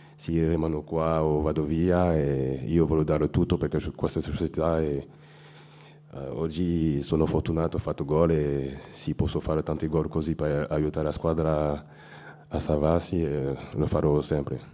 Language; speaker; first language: Italian; non-native, fluent; French